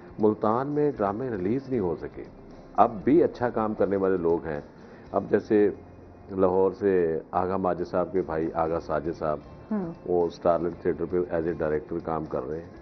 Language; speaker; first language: Urdu; non-native, local second language; Punjabi